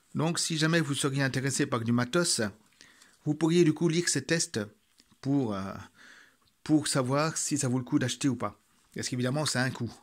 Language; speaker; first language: French; native; French